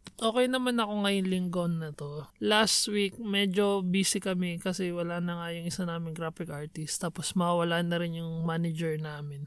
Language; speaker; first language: Filipino; native; Filipino